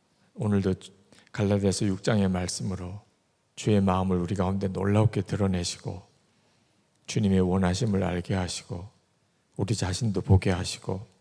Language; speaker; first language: Korean; native; Korean